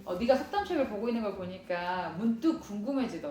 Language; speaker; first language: Korean; native; Korean